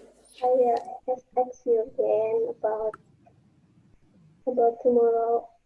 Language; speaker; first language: English; non-native, learner; Indonesian